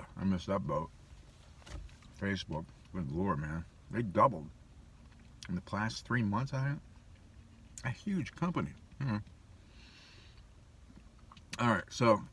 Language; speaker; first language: English; native; English